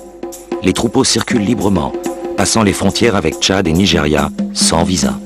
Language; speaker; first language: French; native; French